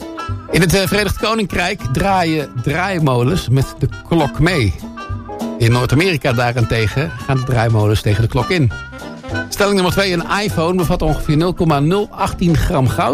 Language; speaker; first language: Dutch; native; Dutch